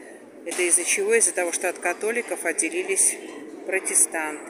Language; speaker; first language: Russian; native; Russian